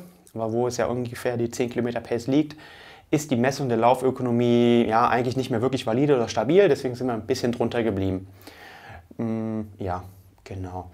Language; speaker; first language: German; native; German